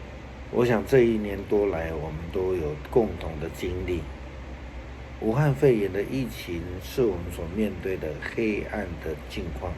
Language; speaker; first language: Chinese; native; Chinese